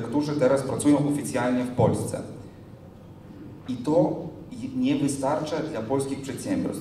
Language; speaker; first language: Polish; non-native, fluent; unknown